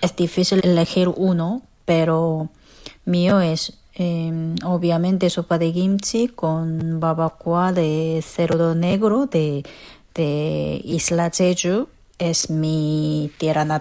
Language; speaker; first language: Spanish; non-native, fluent; Korean